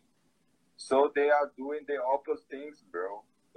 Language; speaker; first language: English; non-native, fluent; Portuguese